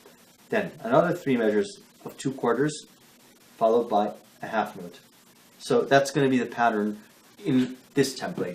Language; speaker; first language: English; native; English